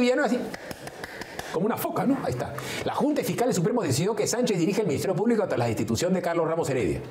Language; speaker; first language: Spanish; native; Spanish